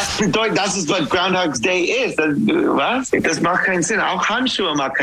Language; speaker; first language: German; non-native, learner; English